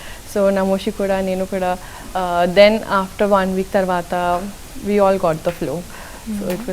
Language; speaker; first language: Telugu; non-native, local second language; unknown